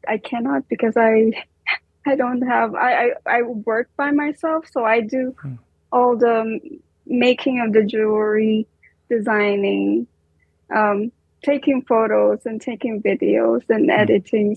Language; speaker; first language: English; non-native, local second language; Filipino